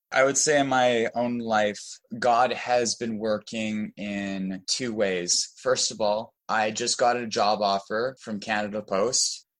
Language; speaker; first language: English; native; English